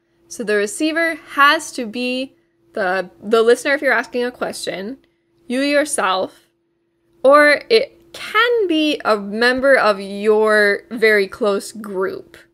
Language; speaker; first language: English; native; English